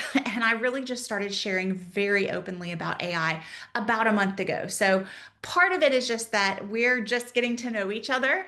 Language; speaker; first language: English; native; English